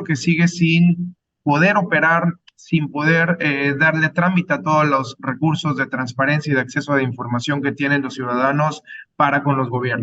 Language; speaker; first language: Spanish; native; Spanish